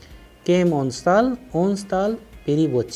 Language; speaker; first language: Russian; non-native, fluent; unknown